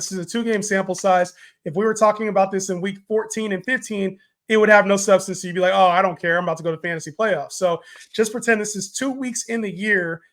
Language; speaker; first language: English; native; English